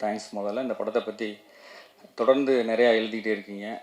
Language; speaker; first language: Tamil; native; Tamil